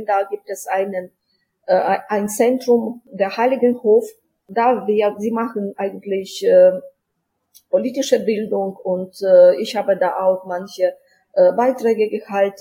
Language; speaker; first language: German; non-native, fluent; Ukrainian